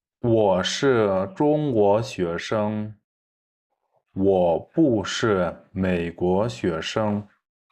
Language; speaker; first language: Chinese; non-native, fluent; Kyrgyz